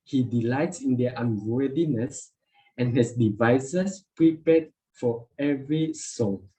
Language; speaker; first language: English; non-native, local second language; Malay